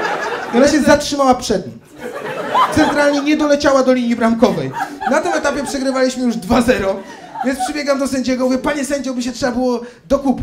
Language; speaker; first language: Polish; native; Polish